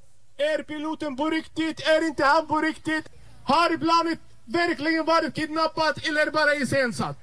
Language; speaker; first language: Swedish; non-native, fluent; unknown